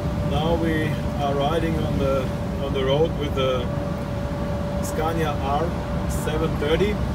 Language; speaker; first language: English; non-native, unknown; German